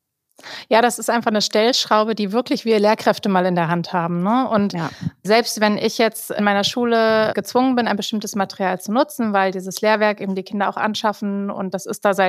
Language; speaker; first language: German; native; German